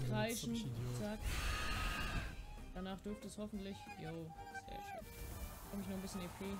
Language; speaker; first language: German; native; German